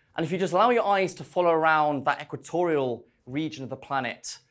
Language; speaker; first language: English; native; English